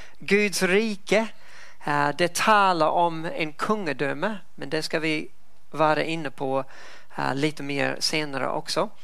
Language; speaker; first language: Swedish; non-native, fluent; English